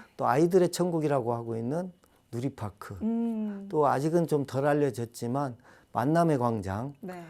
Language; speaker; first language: Korean; native; Korean